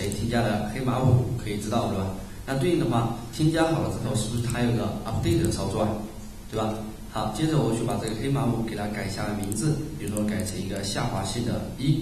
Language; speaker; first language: Chinese; native; Chinese